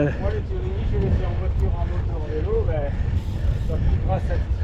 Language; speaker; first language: French; native; French